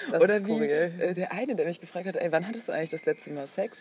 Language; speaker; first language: German; native; German